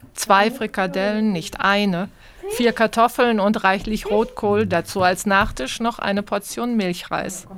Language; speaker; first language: German; native; German